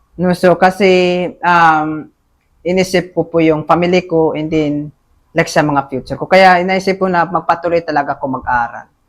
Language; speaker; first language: Filipino; non-native, local second language; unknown